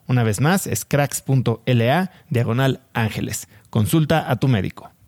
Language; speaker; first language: Spanish; native; Spanish